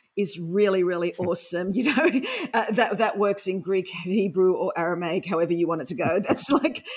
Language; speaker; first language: English; non-native, local second language; Greek